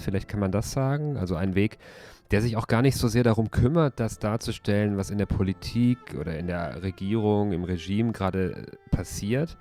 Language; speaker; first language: German; native; German